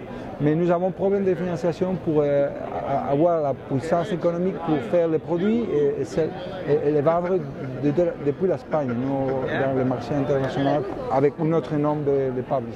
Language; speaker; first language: French; non-native, fluent; Spanish